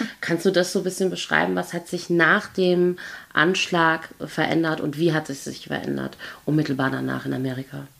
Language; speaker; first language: German; native; German